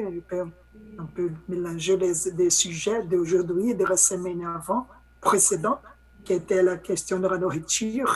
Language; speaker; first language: French; non-native, learner; Portuguese